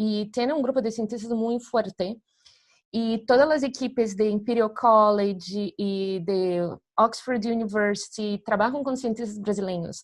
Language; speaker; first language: Spanish; non-native, fluent; Portuguese